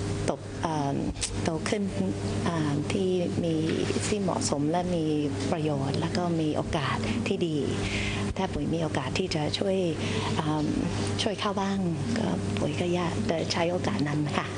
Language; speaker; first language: Thai; early bilingual, heritage; Thai